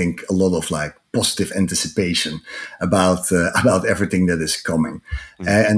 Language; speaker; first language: English; non-native, fluent; Dutch